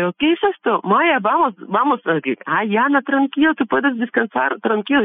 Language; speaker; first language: Spanish; non-native, learner; Russian